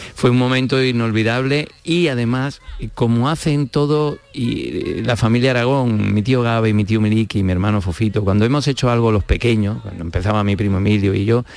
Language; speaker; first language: Spanish; native; Spanish